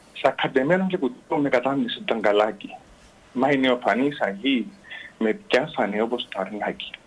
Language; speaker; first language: Greek; native; Greek